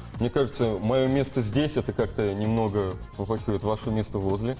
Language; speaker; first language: Russian; native; Russian